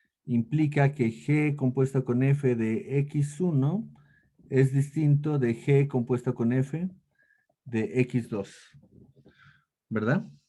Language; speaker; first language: Spanish; native; Spanish